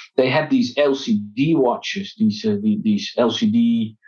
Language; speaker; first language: English; non-native, fluent; Dutch